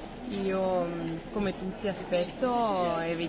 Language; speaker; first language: Italian; non-native, fluent; Ukrainian